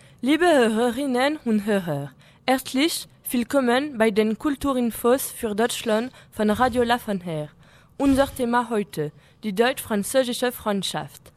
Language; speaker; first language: German; non-native, learner; French